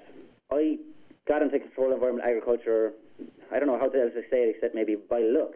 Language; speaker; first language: English; native; English